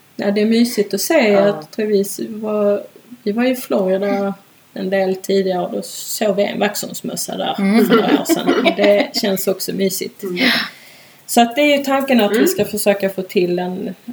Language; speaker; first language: Swedish; native; Swedish